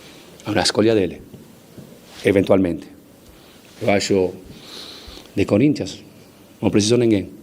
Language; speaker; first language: Portuguese; non-native, fluent; Spanish